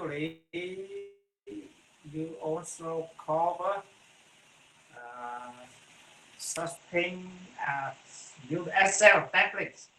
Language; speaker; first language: English; non-native, fluent; Vietnamese